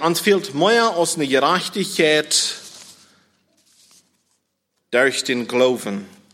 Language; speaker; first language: German; native; German